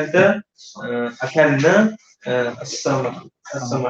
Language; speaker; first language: Arabic; non-native, learner; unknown